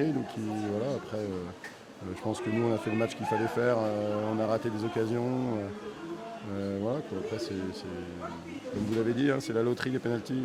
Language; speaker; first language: French; native; French